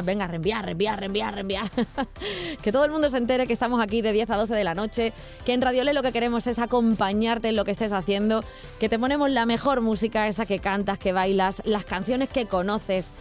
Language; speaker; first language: Spanish; native; Spanish